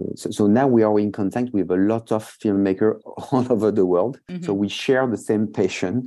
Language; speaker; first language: English; non-native, fluent; French